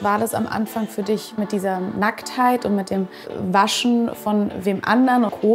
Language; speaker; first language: German; native; German